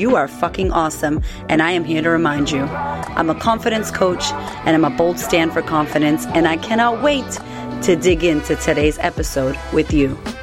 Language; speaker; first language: English; native; English